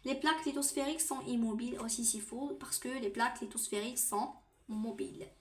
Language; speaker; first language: French; non-native, local second language; Arabic